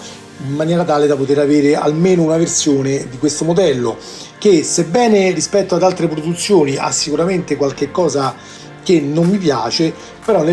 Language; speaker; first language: Italian; native; Italian